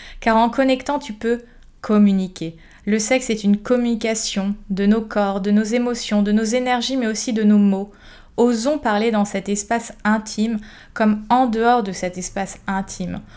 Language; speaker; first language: French; native; French